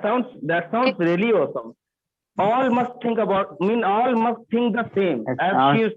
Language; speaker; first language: English; non-native, fluent; Hindi